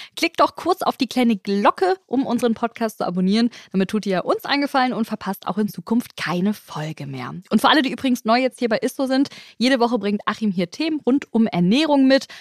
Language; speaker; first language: German; non-native, fluent; Spanish